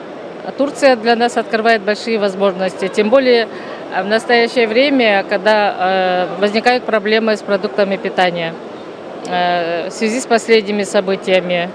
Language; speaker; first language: Russian; non-native, local second language; Kyrgyz